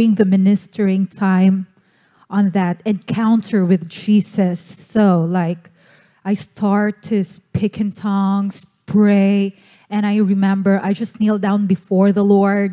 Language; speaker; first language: English; non-native, local second language; Cebuano